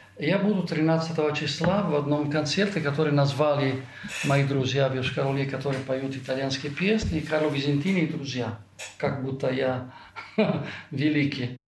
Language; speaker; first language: Russian; non-native, fluent; Italian